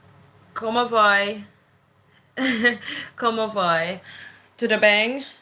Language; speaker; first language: Portuguese; non-native, learner; English